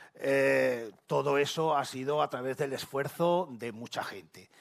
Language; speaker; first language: Spanish; native; Spanish